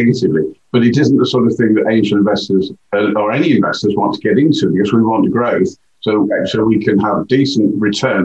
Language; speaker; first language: English; native; English